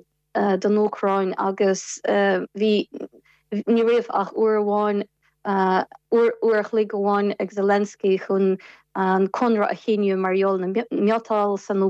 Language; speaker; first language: Irish; non-native, fluent; Ukrainian